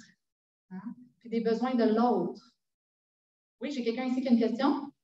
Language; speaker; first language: French; native; French